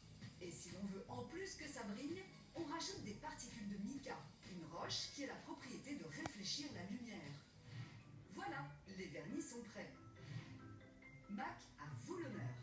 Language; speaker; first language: French; native; French